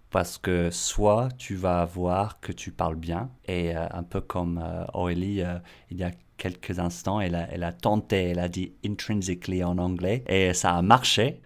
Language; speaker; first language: French; non-native, fluent; English